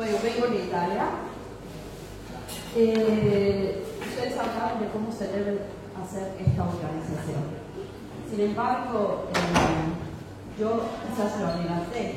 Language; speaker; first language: Spanish; non-native, fluent; Amharic